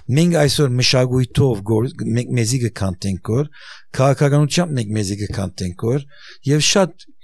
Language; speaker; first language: Armenian; early bilingual, heritage; Armenian